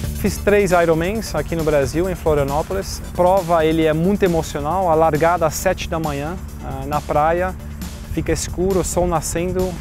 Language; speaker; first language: Portuguese; non-native, fluent; Dutch